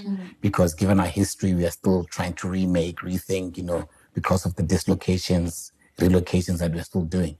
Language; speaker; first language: English; non-native, local second language; Northern Sotho